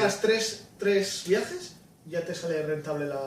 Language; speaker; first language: Spanish; native; Spanish